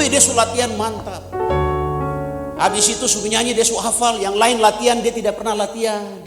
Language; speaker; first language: Indonesian; native; Indonesian